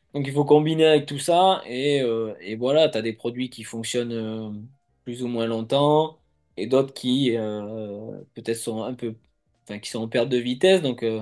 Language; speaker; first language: French; native; French